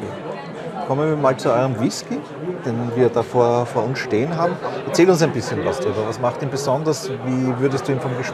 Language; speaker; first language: German; native; German